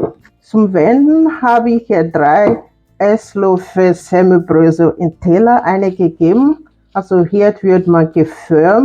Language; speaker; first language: German; non-native, fluent; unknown